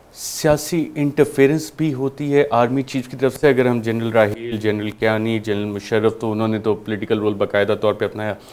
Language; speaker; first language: Urdu; native; Urdu